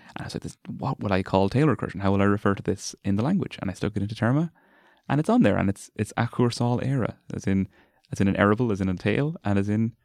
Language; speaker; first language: English; native; English